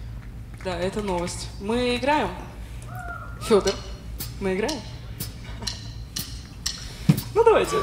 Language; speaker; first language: Russian; native; Russian